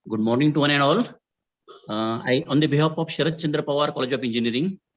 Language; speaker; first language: English; non-native, local second language; Marathi